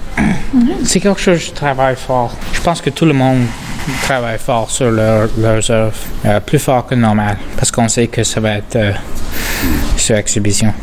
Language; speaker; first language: French; non-native, local second language; English